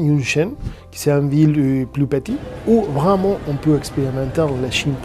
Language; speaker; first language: French; non-native, fluent; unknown